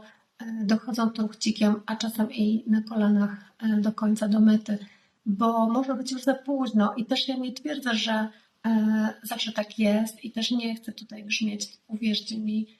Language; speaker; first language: Polish; native; Polish